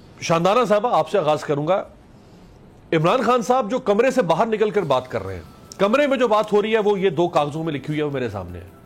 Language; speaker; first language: Urdu; native; Urdu